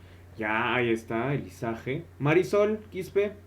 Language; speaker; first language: Spanish; native; Spanish